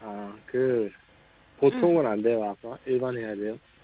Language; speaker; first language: Chinese; non-native, learner; Korean